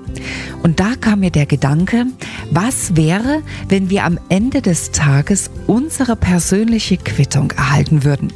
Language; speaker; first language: German; native; German